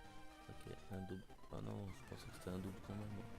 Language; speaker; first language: French; native; French